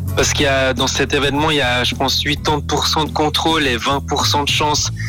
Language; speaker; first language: French; native; French